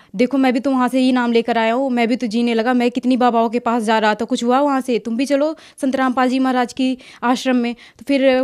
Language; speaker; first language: Hindi; native; Hindi